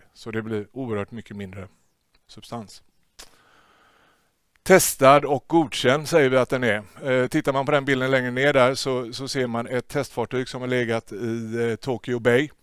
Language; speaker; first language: Swedish; native; Swedish